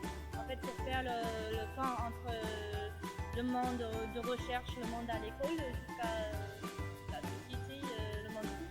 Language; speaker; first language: French; non-native, fluent; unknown